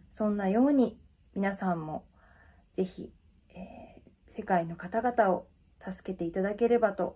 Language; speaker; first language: Japanese; native; Japanese